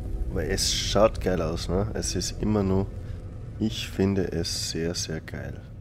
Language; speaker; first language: German; native; German